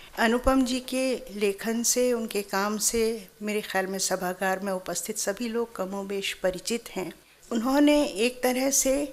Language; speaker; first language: Hindi; native; Hindi